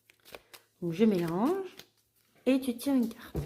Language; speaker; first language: French; native; French